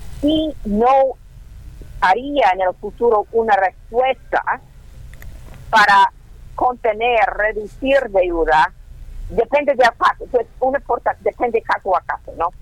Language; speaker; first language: Spanish; non-native, learner; English